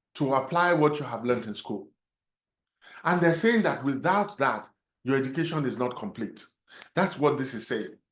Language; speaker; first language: English; non-native, local second language; Yoruba